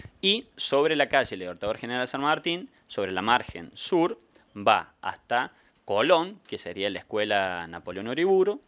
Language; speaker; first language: Spanish; native; Spanish